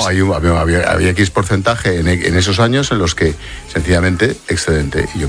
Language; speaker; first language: Spanish; native; Spanish